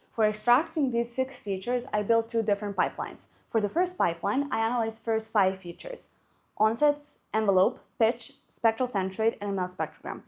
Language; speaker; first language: English; non-native, fluent; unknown